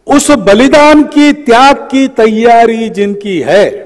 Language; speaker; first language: Hindi; native; Hindi